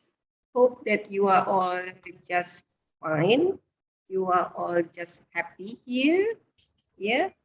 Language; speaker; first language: English; non-native, fluent; Indonesian